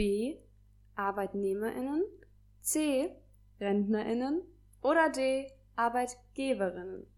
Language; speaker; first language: German; native; German